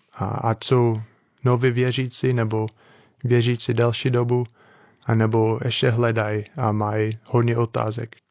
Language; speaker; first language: Czech; non-native, fluent; English